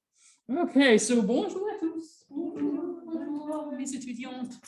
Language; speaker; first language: French; non-native, fluent; English